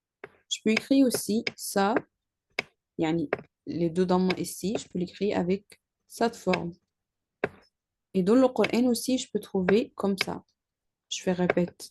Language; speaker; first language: French; non-native, learner; Arabic